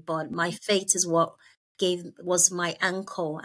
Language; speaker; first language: English; non-native, local second language; Yoruba